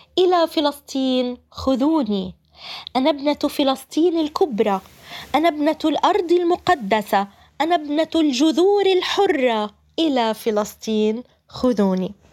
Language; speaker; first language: Arabic; native; Arabic